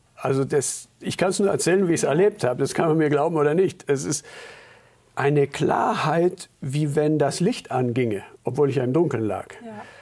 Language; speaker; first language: German; early bilingual, heritage; German